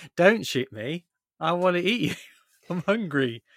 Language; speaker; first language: English; native; English